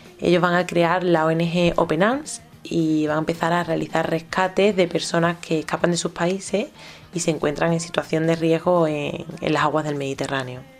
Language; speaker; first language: Spanish; native; Spanish